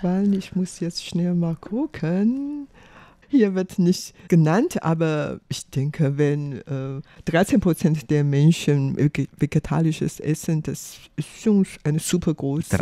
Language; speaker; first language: German; non-native, fluent; Chinese